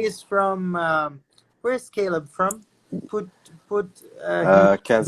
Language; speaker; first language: English; non-native, fluent; Portuguese